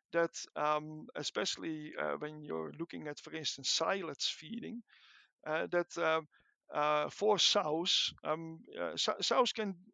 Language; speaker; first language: English; non-native, fluent; Dutch